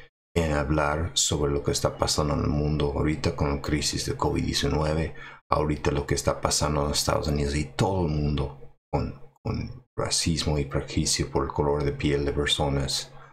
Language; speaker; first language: Spanish; non-native, fluent; English